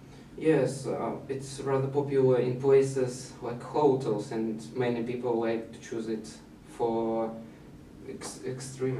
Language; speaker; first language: English; non-native, learner; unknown